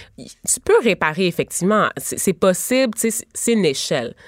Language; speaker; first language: French; native; French